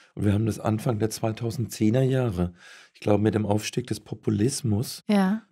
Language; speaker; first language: German; native; German